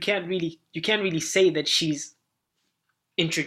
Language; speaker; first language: English; non-native, local second language; Shona